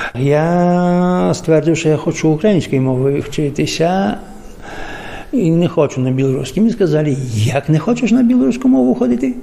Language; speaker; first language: Ukrainian; early bilingual, heritage; Ukrainian